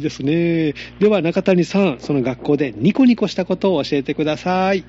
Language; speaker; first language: Japanese; native; Japanese